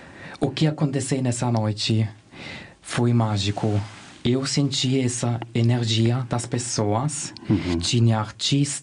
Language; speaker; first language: Portuguese; non-native, learner; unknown